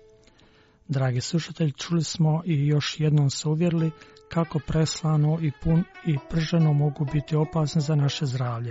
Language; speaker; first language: Croatian; native; Croatian